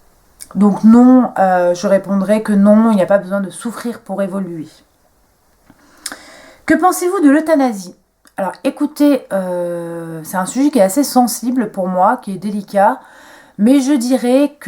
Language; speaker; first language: French; native; French